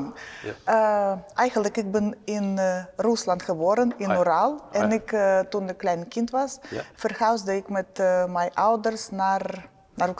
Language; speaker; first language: Dutch; non-native, learner; Ukrainian